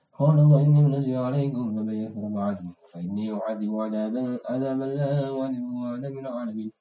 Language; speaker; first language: Arabic; non-native, learner; Indonesian